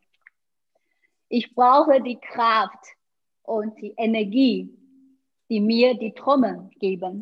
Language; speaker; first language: German; non-native, fluent; Chinese